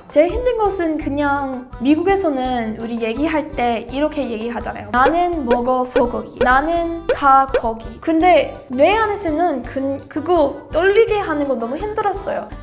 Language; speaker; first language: Korean; non-native, learner; English